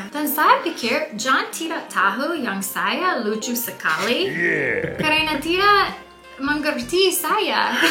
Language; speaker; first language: Indonesian; non-native, learner; English